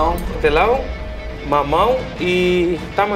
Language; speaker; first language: Portuguese; non-native, learner; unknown